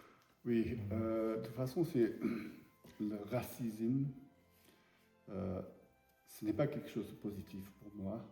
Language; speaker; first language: French; non-native, learner; Tibetan